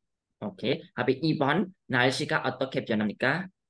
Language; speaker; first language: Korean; non-native, fluent; Burmese